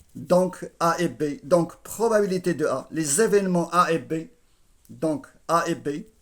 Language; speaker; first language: French; non-native, local second language; Arabic